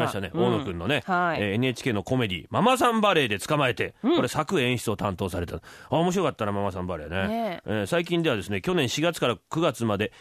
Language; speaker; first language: Japanese; native; Japanese